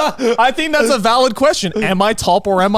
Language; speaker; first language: English; native; English